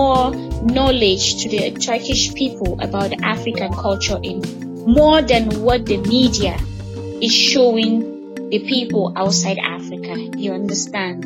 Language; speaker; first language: English; non-native, local second language; Hausa